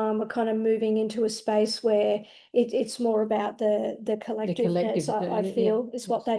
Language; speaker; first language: English; native; English